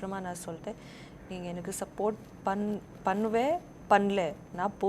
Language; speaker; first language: Tamil; non-native, learner; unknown